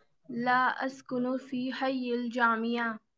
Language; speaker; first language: Arabic; non-native, learner; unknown